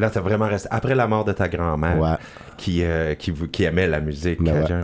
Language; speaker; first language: French; native; French